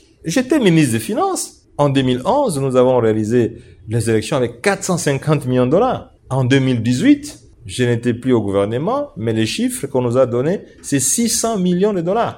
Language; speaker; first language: French; non-native, local second language; Swahili